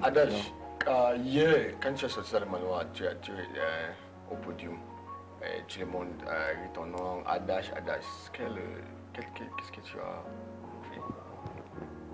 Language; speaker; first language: French; non-native, learner; English